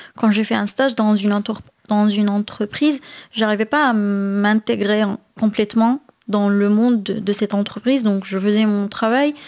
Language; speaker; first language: French; non-native, fluent; Arabic